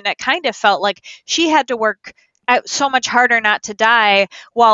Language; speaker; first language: English; native; English